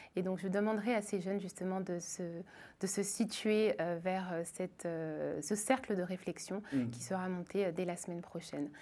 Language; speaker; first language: French; native; French